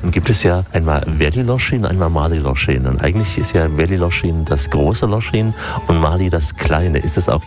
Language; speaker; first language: German; native; German